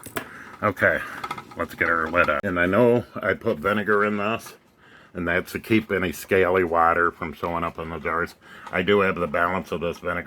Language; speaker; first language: English; native; English